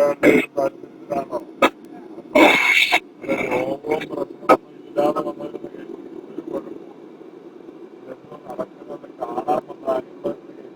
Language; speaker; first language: Malayalam; native; Malayalam